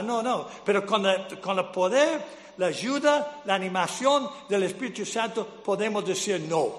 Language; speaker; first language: Spanish; non-native, fluent; English